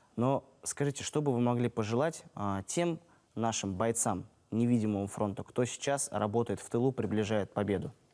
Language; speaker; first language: Russian; native; Russian